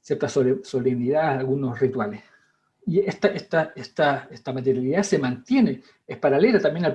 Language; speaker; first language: Spanish; native; Spanish